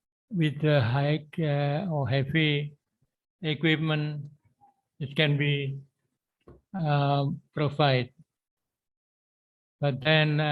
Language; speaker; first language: English; non-native, learner; Indonesian